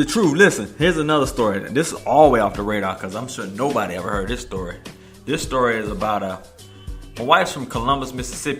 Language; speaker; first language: English; native; English